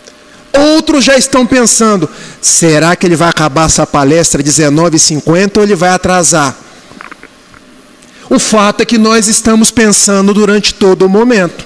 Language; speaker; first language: Portuguese; native; Portuguese